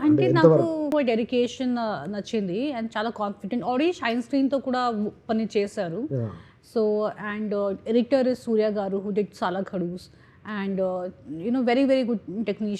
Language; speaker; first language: Telugu; non-native, learner; Hindi